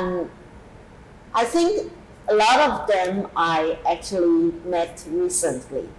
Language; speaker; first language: English; non-native, fluent; Chinese